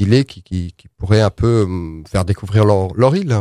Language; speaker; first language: French; native; French